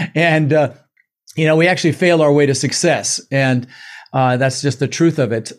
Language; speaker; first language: English; early bilingual, other home language; Dutch